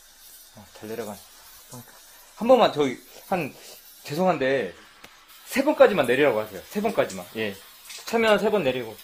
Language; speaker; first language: Korean; native; Korean